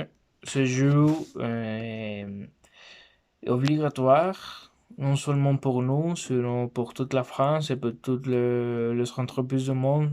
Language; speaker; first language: French; non-native, learner; Spanish